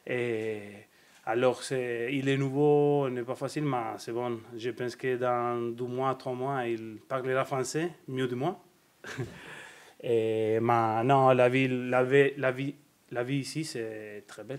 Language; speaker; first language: French; non-native, learner; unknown